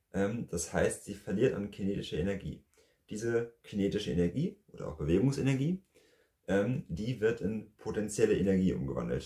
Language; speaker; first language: German; native; German